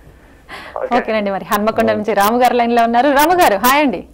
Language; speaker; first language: Telugu; native; Telugu